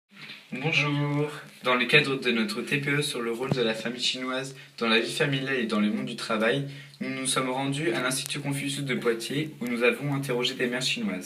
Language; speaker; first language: French; native; French